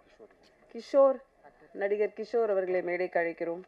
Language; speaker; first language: Tamil; native; Tamil